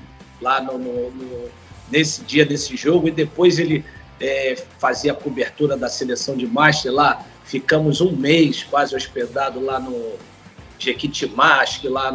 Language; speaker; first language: Portuguese; native; Portuguese